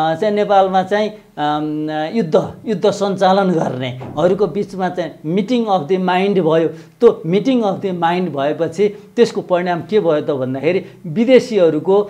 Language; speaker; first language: Nepali; native; Nepali